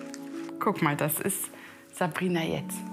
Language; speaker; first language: German; native; German